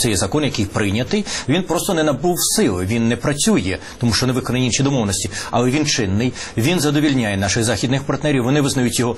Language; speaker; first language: Ukrainian; native; Ukrainian